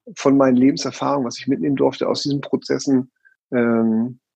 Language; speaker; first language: German; native; German